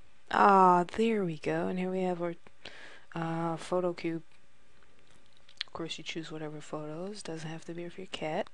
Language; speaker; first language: English; native; English